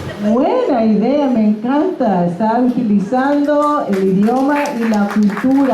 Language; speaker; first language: Spanish; non-native, fluent; English